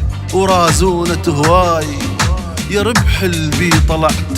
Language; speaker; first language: Arabic; native; Arabic